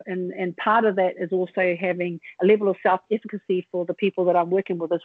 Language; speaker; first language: English; native; English